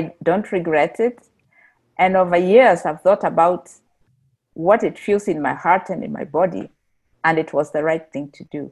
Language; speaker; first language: English; non-native, local second language; Meru